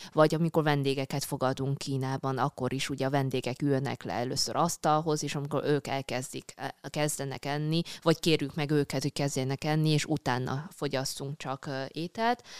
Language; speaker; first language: Hungarian; early bilingual, other home language; Chinese